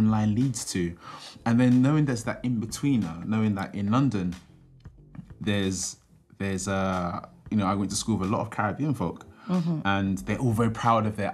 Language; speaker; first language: English; native; English